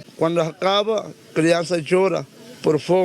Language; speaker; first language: Portuguese; non-native, learner; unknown